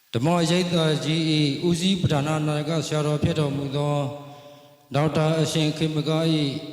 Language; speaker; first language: Burmese; native; Burmese